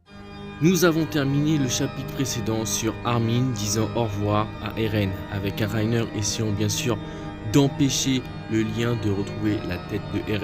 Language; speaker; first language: French; native; French